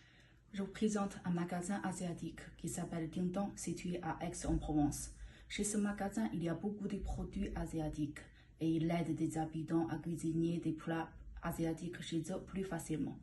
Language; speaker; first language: French; non-native, learner; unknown